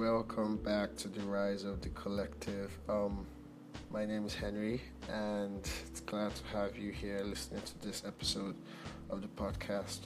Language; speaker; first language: English; non-native, local second language; Igbo